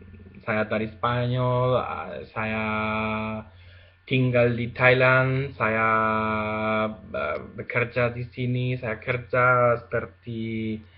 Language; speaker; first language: Indonesian; non-native, learner; Spanish